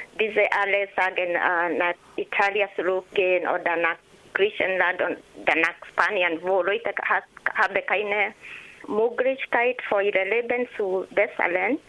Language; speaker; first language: German; non-native, learner; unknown